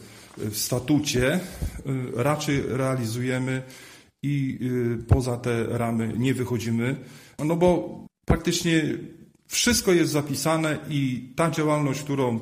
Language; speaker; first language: Polish; native; Polish